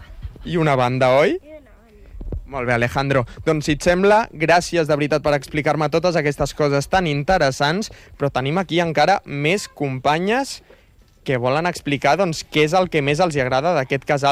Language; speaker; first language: Catalan; native; Catalan